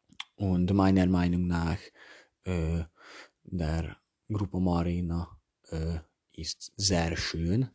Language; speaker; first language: German; non-native, learner; Hungarian